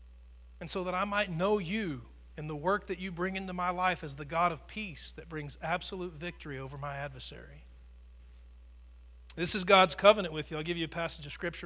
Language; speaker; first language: English; native; English